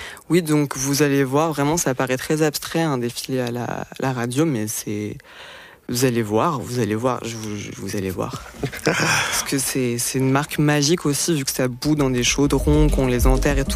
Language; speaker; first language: French; native; French